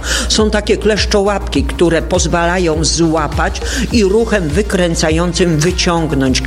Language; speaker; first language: Polish; native; Polish